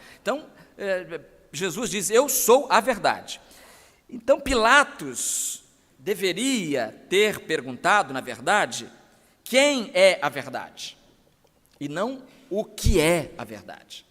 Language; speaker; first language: Portuguese; native; Portuguese